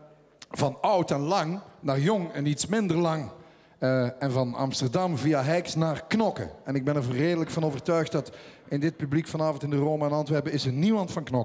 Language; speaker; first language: Dutch; native; Dutch